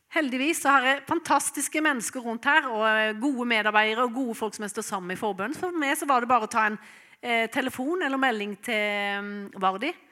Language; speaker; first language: Norwegian; native; Norwegian